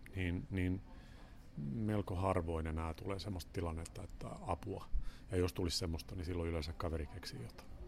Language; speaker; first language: Finnish; non-native, local second language; Swedish